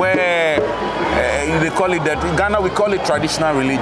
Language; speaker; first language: English; non-native, local second language; Akan